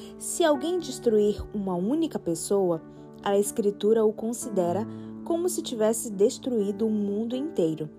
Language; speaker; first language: Portuguese; native; Portuguese